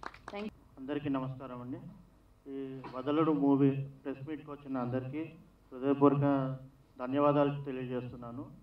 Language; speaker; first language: Telugu; native; Telugu